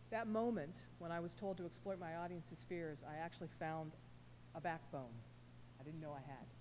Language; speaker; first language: English; native; English